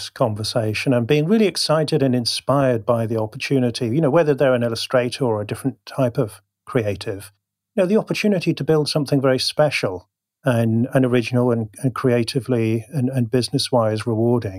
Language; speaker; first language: English; native; English